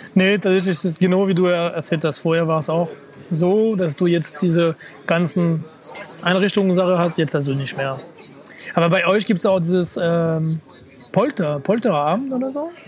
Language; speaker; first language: German; non-native, fluent; French